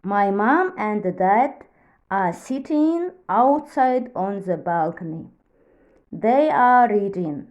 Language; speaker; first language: English; non-native, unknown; Kazakh